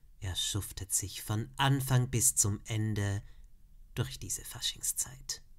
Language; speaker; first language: German; native; German